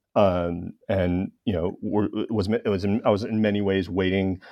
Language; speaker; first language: English; native; English